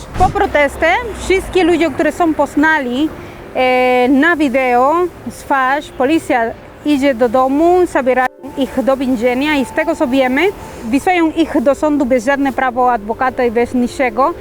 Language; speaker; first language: Polish; non-native, fluent; Spanish